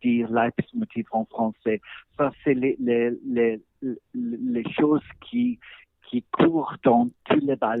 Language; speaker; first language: French; non-native, learner; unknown